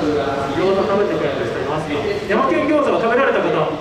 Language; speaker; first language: Japanese; native; Japanese